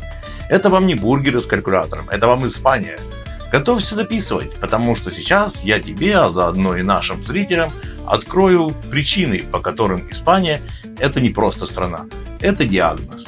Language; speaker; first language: Russian; native; Russian